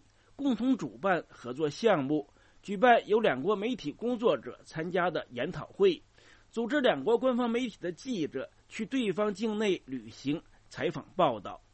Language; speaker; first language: Chinese; native; Chinese